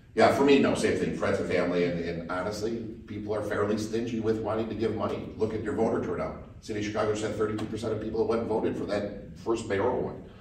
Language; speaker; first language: English; native; English